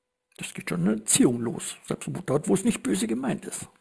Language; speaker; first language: German; native; German